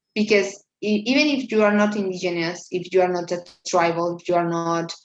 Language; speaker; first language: English; non-native, fluent; Spanish